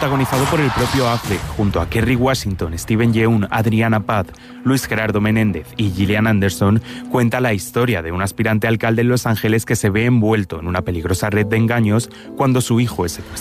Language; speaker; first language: Spanish; native; Spanish